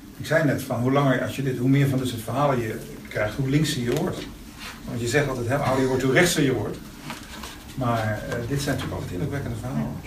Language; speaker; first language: Dutch; native; Dutch